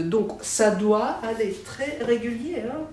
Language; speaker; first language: French; non-native, fluent; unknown